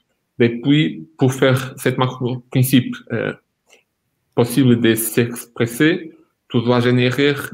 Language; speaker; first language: French; non-native, fluent; Portuguese